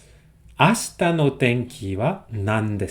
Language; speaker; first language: Japanese; non-native, fluent; French